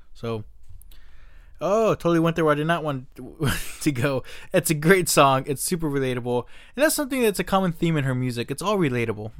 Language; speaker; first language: English; native; English